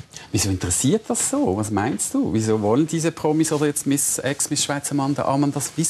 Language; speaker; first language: German; native; German